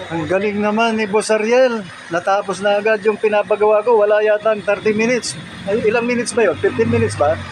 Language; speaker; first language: Filipino; non-native, local second language; Pangasinan